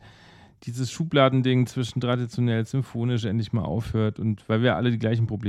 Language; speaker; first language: German; native; German